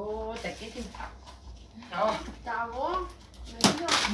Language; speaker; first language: Spanish; native; Spanish